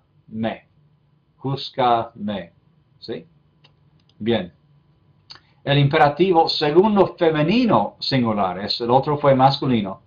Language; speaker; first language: Spanish; non-native, fluent; English